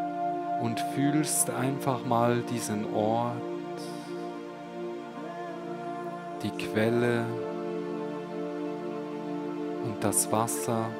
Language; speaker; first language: German; native; German